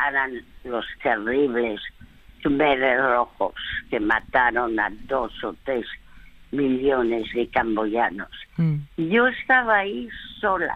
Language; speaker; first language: Spanish; early bilingual, other home language; French